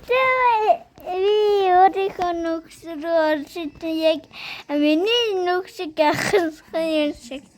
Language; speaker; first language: Mongolian; early bilingual, heritage; Mongolian